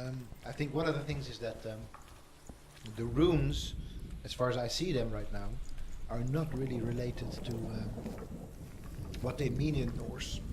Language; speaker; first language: English; non-native, fluent; Dutch